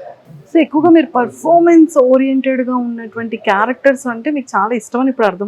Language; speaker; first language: Telugu; native; Telugu